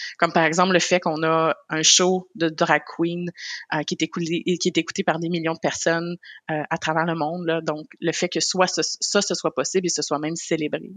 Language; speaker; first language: French; native; French